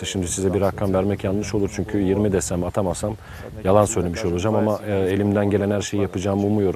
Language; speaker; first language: Turkish; native; Turkish